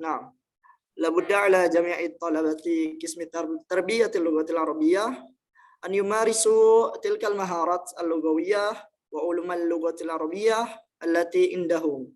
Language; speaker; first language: Arabic; non-native, fluent; Indonesian